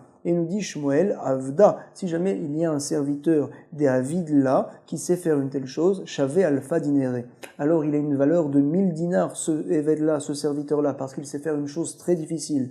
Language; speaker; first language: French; native; French